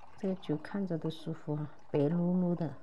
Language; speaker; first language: Chinese; native; Chinese